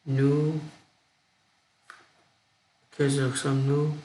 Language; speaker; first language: French; non-native, learner; Vietnamese